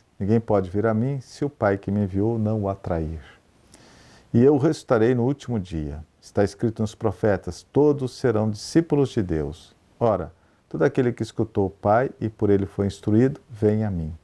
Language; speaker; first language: Portuguese; native; Portuguese